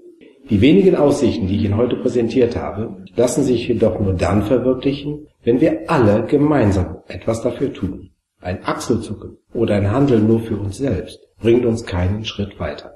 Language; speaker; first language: German; native; German